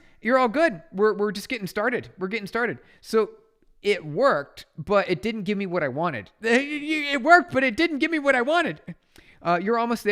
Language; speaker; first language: English; native; English